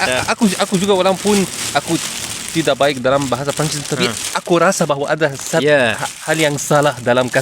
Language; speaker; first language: Indonesian; non-native, learner; Arabic